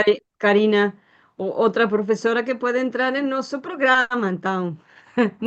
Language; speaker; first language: Portuguese; non-native, learner; Spanish